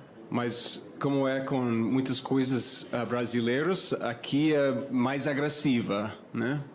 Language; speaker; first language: Portuguese; non-native, fluent; English